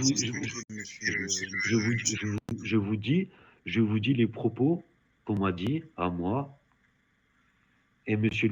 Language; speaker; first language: French; native; French